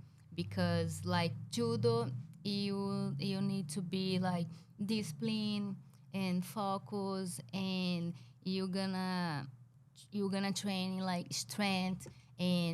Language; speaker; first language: English; non-native, learner; Portuguese